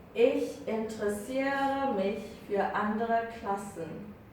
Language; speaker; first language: German; non-native, fluent; Korean